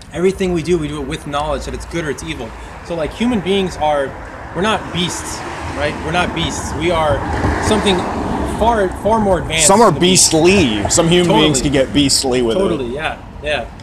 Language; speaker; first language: English; native; English